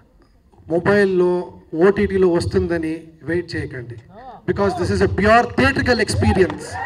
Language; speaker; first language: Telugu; non-native, fluent; Kannada